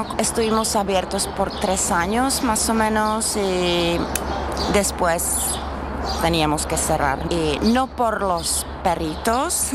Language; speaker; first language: Spanish; non-native, fluent; Czech